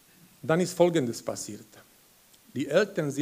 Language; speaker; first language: German; non-native, fluent; Slovak